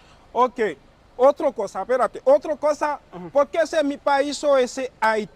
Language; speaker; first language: Spanish; non-native, learner; Haitian Creole